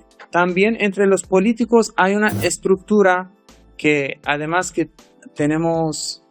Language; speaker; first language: Spanish; non-native, fluent; Persian